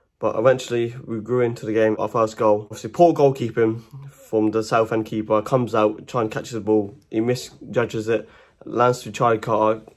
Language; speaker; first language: English; native; English